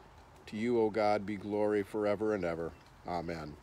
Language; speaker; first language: English; native; English